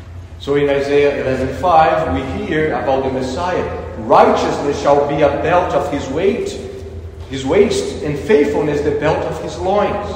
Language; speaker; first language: English; non-native, fluent; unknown